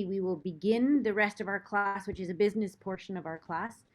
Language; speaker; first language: English; native; English